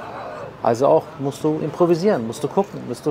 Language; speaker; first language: German; native; German